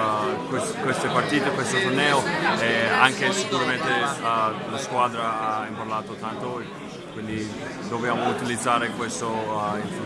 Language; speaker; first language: Italian; non-native, fluent; English